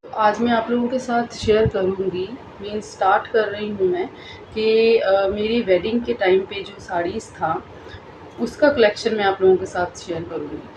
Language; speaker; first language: Hindi; non-native, local second language; Bangla